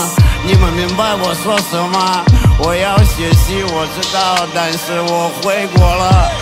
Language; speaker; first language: Chinese; non-native, learner; Russian